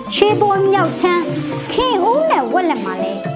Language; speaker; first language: Burmese; native; Burmese